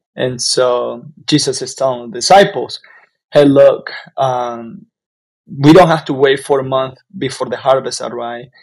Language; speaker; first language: English; non-native, fluent; Spanish